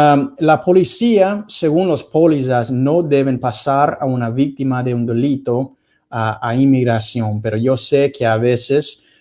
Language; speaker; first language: Spanish; non-native, fluent; English